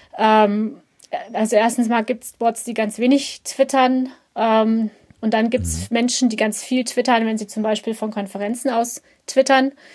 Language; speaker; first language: German; native; German